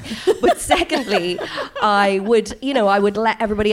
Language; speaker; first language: English; native; English